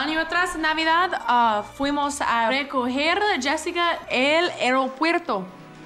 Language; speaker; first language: Spanish; non-native, learner; English